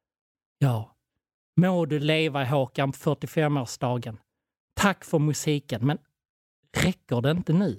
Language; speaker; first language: Swedish; native; Swedish